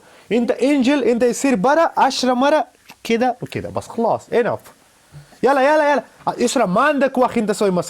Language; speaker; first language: Arabic; non-native, learner; Pashto